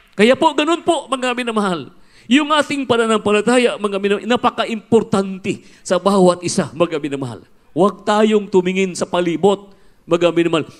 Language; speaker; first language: Filipino; non-native, local second language; Cebuano